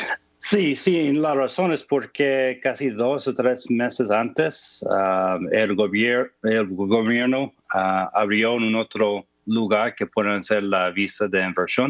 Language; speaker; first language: Spanish; non-native, fluent; English